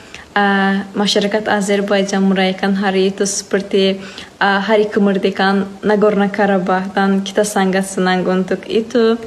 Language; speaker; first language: Indonesian; non-native, fluent; Azerbaijani